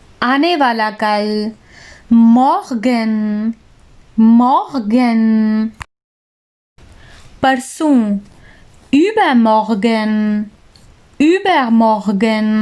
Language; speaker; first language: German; non-native, fluent; Urdu